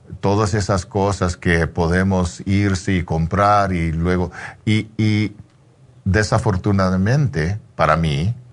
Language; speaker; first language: Spanish; early bilingual, heritage; English